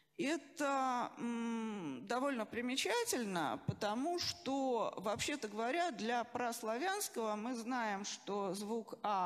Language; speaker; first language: Russian; native; Russian